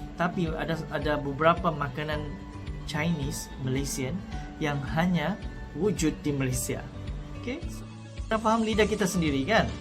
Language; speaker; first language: Malay; early bilingual, other home language; Cebuano